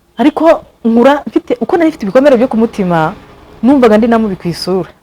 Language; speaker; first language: Kinyarwanda; early bilingual, heritage; Kinyarwanda